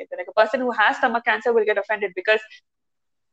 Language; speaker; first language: English; non-native, local second language; Tamil